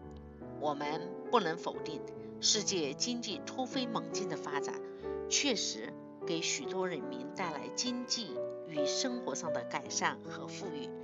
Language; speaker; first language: Chinese; native; Chinese